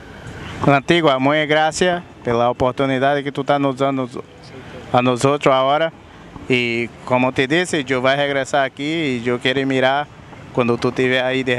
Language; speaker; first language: Spanish; non-native, learner; Portuguese